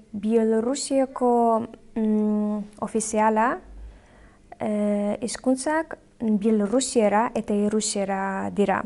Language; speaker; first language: Basque; non-native, learner; Belarusian